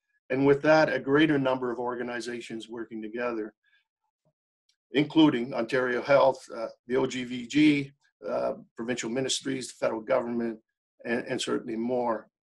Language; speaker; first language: English; early bilingual, other home language; French